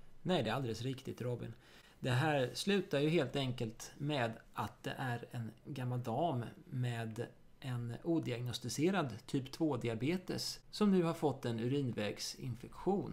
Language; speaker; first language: Swedish; native; Swedish